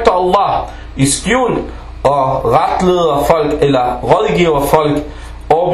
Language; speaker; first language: Danish; non-native, local second language; Arabic